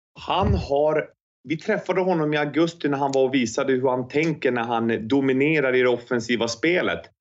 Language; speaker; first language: Swedish; native; Swedish